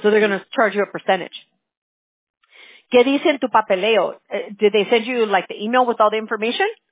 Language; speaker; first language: English; early bilingual, other home language; Spanish